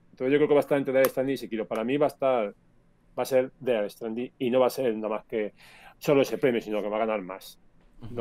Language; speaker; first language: Spanish; native; Spanish